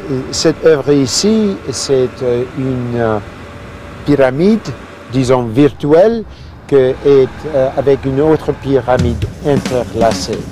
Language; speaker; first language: French; non-native, fluent; English